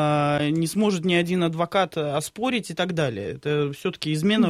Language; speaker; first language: Russian; native; Russian